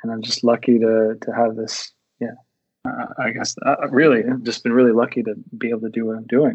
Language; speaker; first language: English; native; English